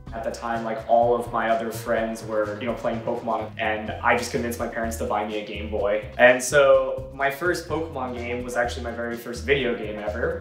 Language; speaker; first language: English; native; English